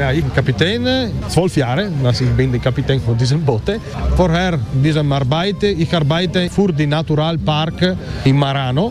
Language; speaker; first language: German; non-native, learner; Italian